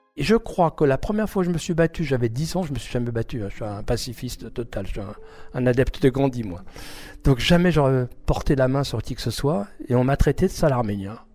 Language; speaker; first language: French; early bilingual, other home language; Armenian